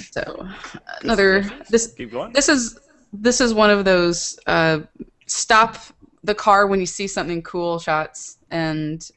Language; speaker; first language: English; native; English